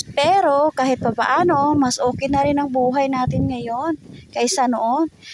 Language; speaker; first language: Filipino; non-native, local second language; Cebuano